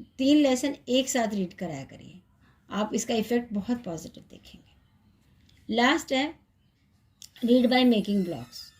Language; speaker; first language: Hindi; native; Hindi